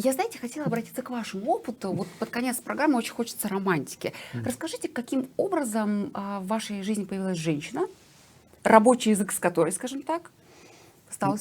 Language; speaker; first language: Russian; native; Russian